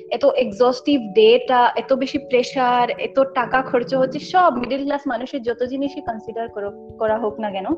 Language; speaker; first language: Bangla; non-native, local second language; Assamese